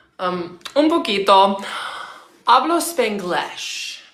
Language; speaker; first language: Spanish; non-native, learner; English